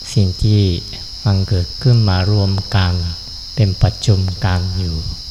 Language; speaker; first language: Thai; non-native, fluent; Japanese